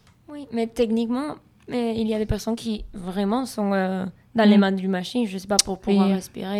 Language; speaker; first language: French; non-native, learner; Spanish